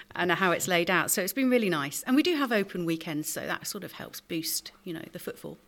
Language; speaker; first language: English; native; English